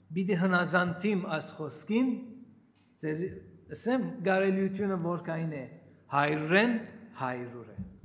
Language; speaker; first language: Armenian; early bilingual, heritage; Armenian